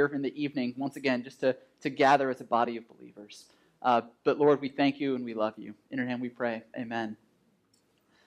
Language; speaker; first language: English; native; English